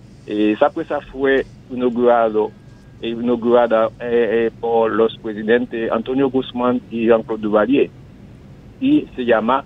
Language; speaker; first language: Spanish; non-native, fluent; Haitian Creole